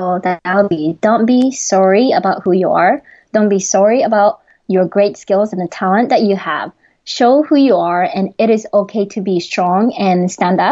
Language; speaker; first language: English; non-native, fluent; Japanese